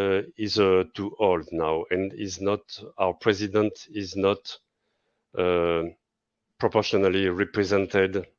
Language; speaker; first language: English; non-native, fluent; French